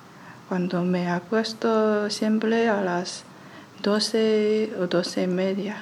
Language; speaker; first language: Spanish; non-native, learner; Chinese